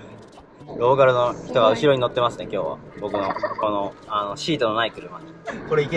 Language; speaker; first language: Japanese; native; Japanese